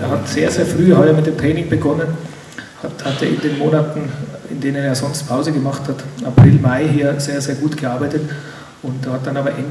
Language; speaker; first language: German; native; German